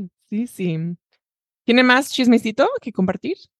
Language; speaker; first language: Spanish; non-native, fluent; English